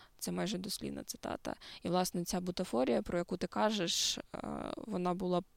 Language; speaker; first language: Ukrainian; native; Ukrainian